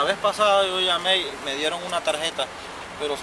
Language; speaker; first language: Spanish; native; Spanish